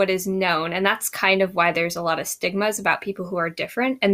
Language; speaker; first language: English; native; English